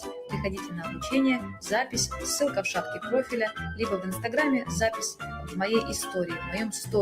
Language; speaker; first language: Russian; native; Russian